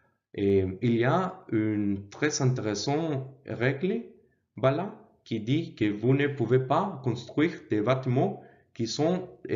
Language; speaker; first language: French; non-native, learner; Spanish